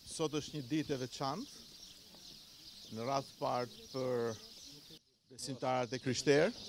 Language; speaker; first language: Albanian; native; Albanian